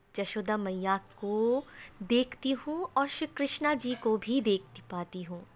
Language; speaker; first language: Hindi; non-native, local second language; Bangla